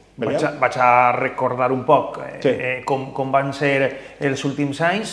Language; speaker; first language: Catalan; native; Catalan